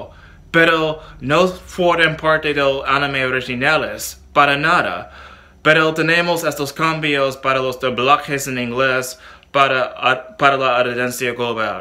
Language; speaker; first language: Spanish; non-native, learner; English